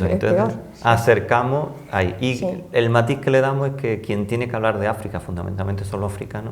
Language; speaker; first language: Spanish; native; Spanish